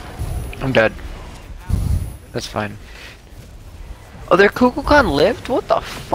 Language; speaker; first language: English; native; English